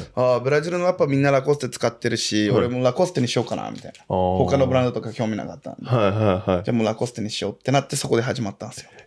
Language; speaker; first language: Japanese; early bilingual, other home language; Portuguese